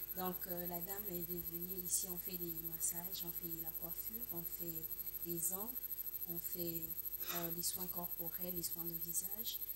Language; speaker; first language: French; non-native, local second language; Lingala